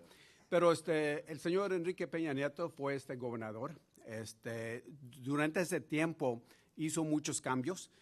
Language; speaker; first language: Spanish; early bilingual, heritage; Spanish